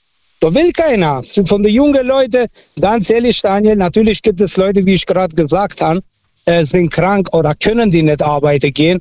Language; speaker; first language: German; non-native, fluent; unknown